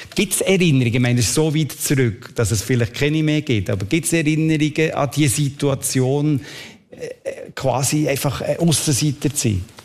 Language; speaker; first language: German; native; German